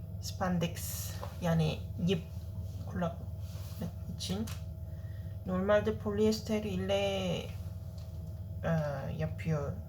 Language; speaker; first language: Turkish; non-native, learner; Korean